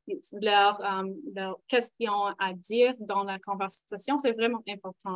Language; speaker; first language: French; non-native, local second language; English